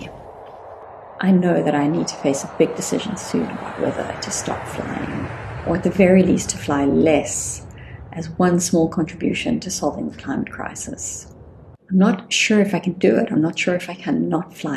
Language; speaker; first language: English; native; English